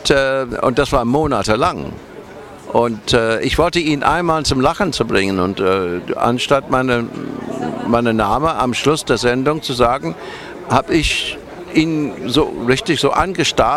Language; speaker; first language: German; non-native, fluent; English